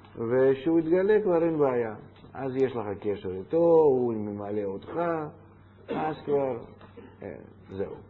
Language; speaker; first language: Hebrew; non-native, fluent; Russian